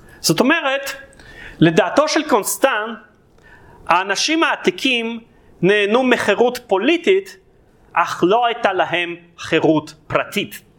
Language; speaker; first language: Hebrew; non-native, fluent; Russian